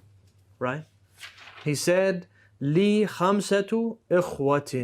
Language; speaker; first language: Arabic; non-native, fluent; English